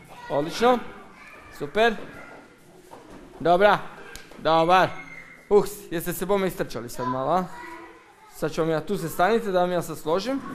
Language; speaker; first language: Croatian; native; Croatian